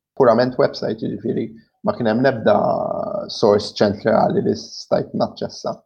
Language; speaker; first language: Maltese; early bilingual, heritage; Maltese